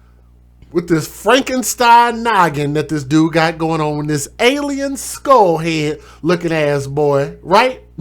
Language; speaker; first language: English; native; English